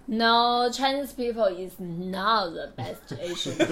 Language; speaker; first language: English; non-native, learner; Chinese